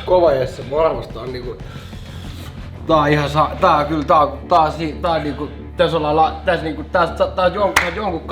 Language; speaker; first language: Finnish; native; Finnish